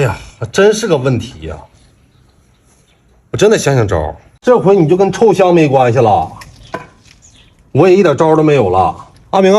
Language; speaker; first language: Chinese; native; Chinese